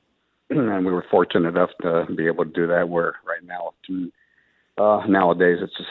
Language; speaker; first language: English; early bilingual, other home language; Spanish